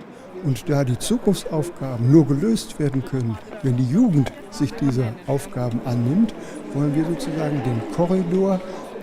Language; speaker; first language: German; native; German